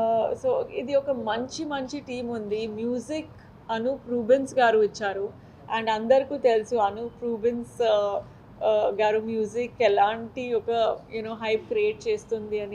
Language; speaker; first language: Telugu; non-native, learner; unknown